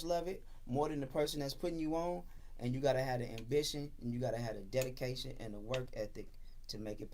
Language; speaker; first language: English; native; English